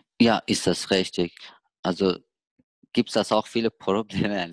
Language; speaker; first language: German; non-native, learner; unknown